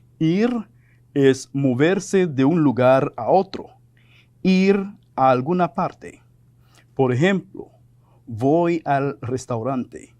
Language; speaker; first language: Spanish; non-native, fluent; French